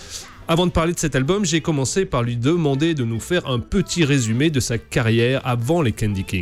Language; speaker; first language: French; native; French